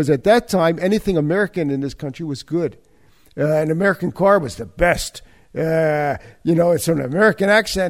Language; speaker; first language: English; native; English